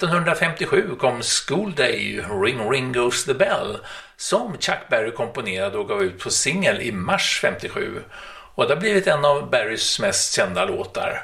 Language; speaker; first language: Swedish; native; Swedish